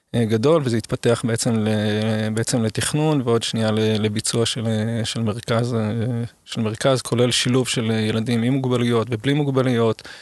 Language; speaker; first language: Hebrew; early bilingual, other home language; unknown